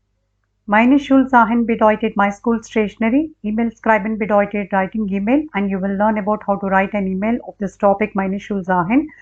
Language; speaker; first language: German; non-native, fluent; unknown